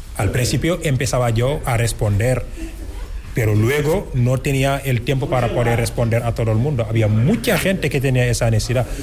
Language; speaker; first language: Spanish; non-native, fluent; Wolof